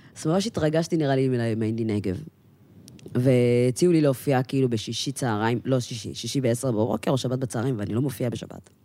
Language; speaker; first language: Hebrew; early bilingual, other home language; Amharic